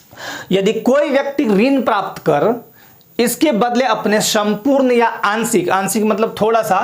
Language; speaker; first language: Hindi; native; Hindi